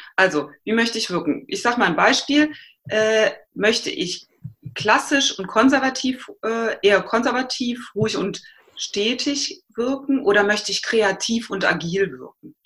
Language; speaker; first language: German; native; German